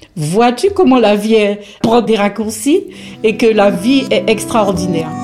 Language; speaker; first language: French; non-native, local second language; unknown